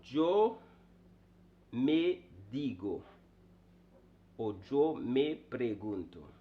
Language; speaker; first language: Spanish; non-native, fluent; Haitian Creole